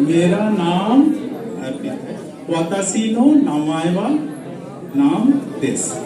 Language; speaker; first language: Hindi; native; Hindi